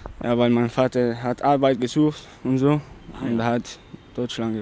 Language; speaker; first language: German; non-native, learner; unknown